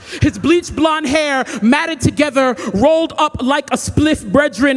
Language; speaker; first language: English; native; English